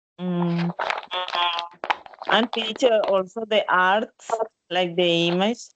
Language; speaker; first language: English; non-native, learner; Spanish